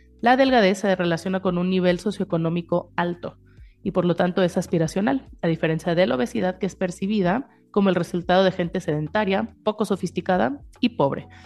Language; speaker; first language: Spanish; native; Spanish